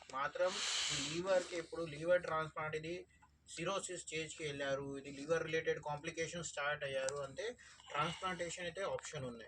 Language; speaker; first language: Telugu; native; Telugu